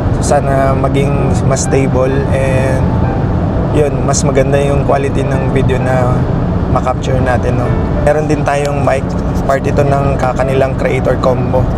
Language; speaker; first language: Filipino; native; Filipino